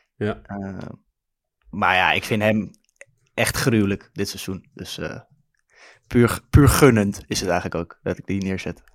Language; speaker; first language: Dutch; native; Dutch